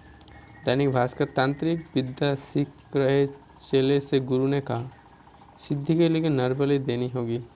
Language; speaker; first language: Hindi; non-native, local second language; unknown